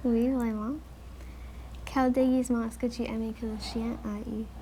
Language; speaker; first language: French; non-native, local second language; English